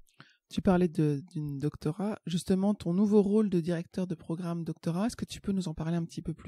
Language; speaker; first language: French; native; French